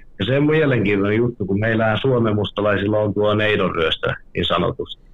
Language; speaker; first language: Finnish; native; Finnish